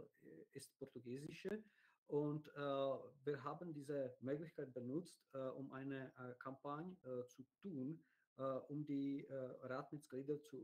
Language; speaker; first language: German; non-native, learner; Czech